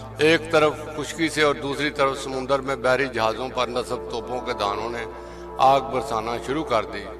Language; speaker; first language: Urdu; non-native, local second language; Punjabi